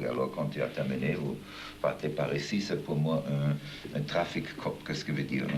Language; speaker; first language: French; non-native, fluent; German